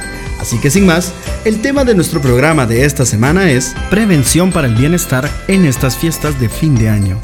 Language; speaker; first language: Spanish; native; Spanish